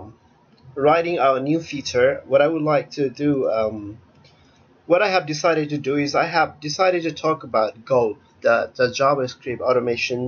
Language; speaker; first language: English; non-native, fluent; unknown